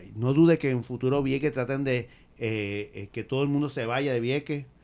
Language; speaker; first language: Spanish; native; Spanish